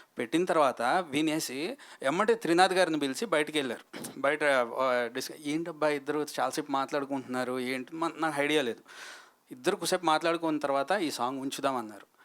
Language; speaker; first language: Telugu; native; Telugu